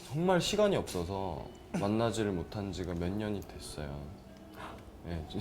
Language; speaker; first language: Korean; native; Korean